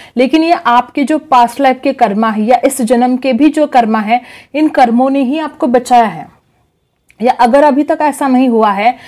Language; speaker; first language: Hindi; non-native, local second language; Marathi